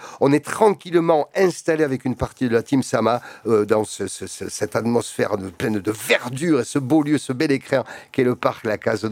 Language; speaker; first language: French; native; French